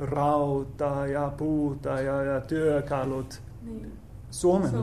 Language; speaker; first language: Finnish; non-native, learner; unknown